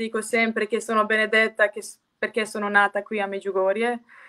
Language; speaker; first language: Italian; non-native, fluent; Croatian